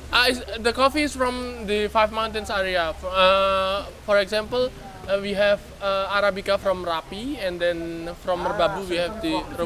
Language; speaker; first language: English; non-native, fluent; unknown